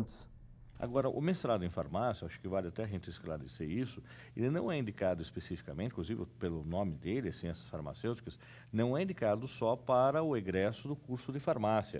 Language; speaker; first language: Portuguese; native; Portuguese